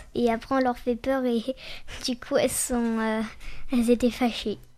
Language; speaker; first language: French; native; French